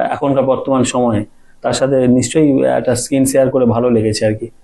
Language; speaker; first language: Bangla; native; Bangla